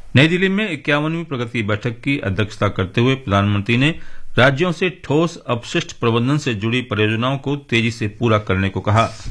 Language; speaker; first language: Hindi; native; Hindi